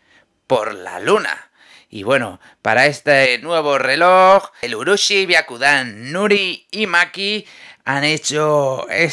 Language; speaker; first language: Spanish; native; Spanish